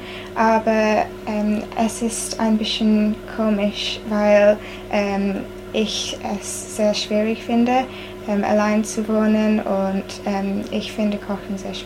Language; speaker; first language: German; non-native, learner; English